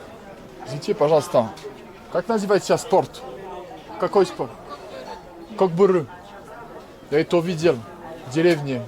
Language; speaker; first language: Russian; non-native, learner; French